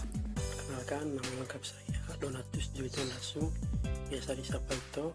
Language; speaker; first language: Indonesian; native; Indonesian